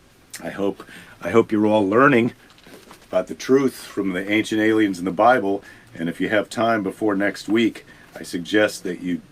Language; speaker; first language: English; native; English